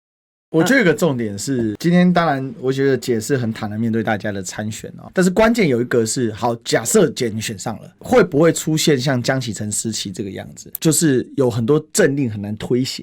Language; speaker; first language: Chinese; native; Chinese